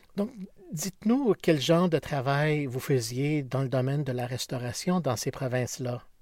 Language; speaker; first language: French; native; French